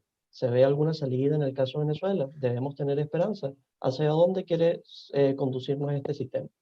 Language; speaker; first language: Spanish; native; Spanish